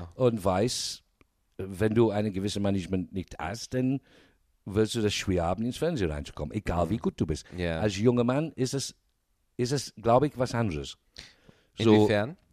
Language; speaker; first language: German; non-native, fluent; English